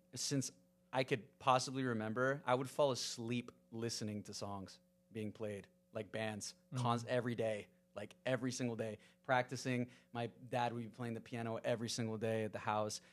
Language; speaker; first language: English; early bilingual, other home language; Spanish